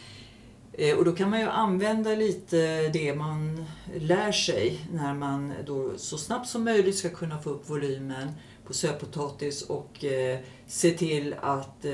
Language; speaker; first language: Swedish; native; Swedish